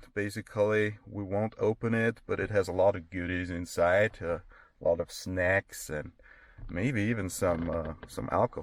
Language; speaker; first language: English; non-native, fluent; German